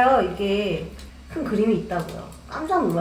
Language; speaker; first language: Korean; native; Korean